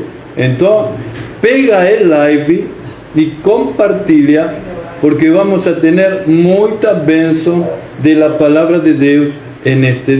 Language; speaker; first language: Portuguese; non-native, fluent; Spanish